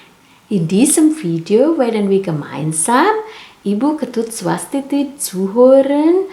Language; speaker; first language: German; non-native, fluent; Indonesian